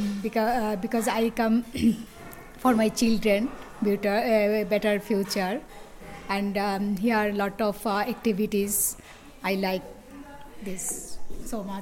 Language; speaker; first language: English; non-native, learner; Bangla